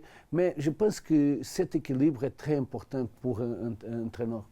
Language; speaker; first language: French; non-native, learner; Portuguese